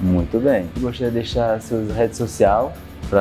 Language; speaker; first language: Portuguese; non-native, fluent; French